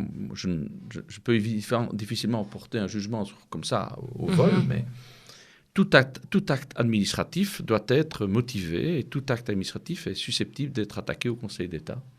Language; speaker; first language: French; native; French